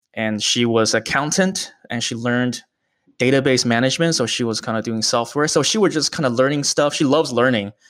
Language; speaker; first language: English; early bilingual, other home language; Chinese